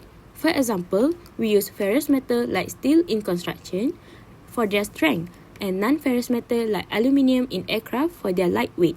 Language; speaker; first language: English; non-native, local second language; Malay